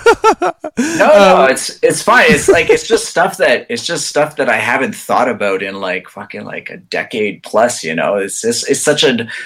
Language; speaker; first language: English; native; English